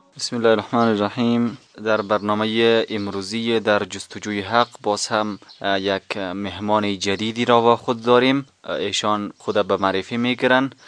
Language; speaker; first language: Persian; native; Persian